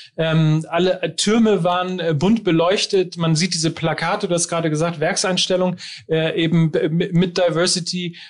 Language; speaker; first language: German; native; German